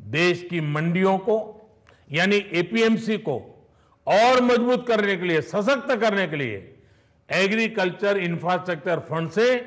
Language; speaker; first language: Hindi; native; Hindi